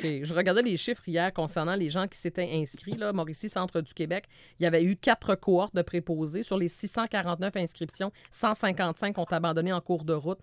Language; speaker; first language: French; native; French